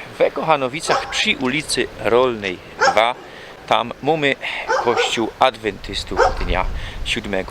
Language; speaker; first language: Polish; native; Polish